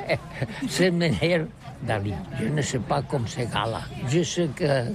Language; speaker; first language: French; non-native, learner; Catalan